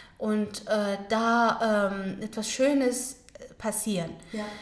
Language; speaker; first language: German; non-native, learner; Pashto